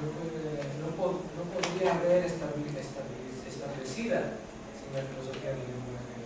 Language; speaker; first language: Spanish; non-native, fluent; Greek